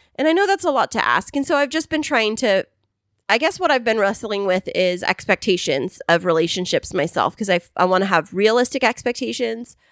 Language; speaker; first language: English; native; English